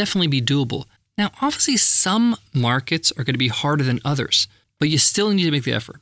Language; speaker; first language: English; native; English